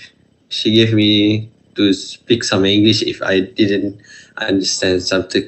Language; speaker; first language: English; non-native, fluent; Malay